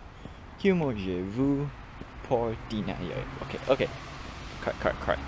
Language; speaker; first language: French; non-native, learner; English